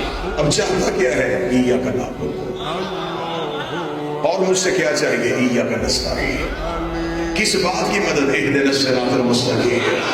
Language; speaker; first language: Urdu; native; Urdu